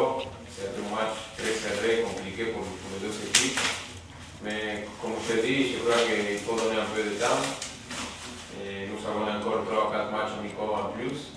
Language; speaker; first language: French; non-native, learner; Spanish